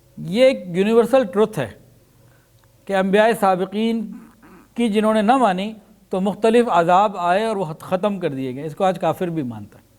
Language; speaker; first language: Urdu; native; Urdu